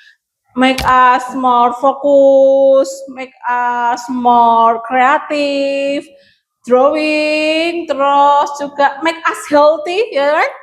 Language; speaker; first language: English; non-native, learner; Indonesian